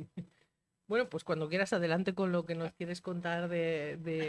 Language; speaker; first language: Spanish; native; Spanish